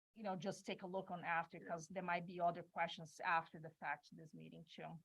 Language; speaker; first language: English; non-native, fluent; Portuguese